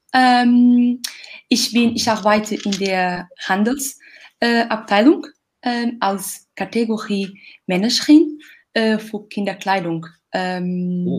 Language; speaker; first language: German; non-native, learner; Portuguese